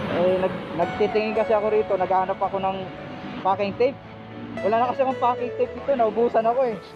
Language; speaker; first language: Filipino; non-native, local second language; Waray